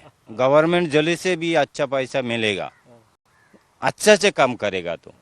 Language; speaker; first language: Hindi; non-native, local second language; Odia